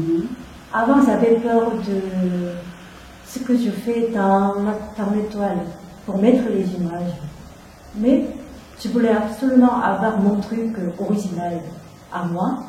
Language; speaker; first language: French; non-native, fluent; Korean